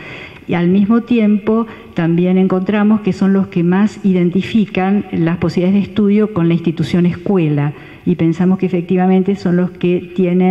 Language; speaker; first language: Spanish; native; Spanish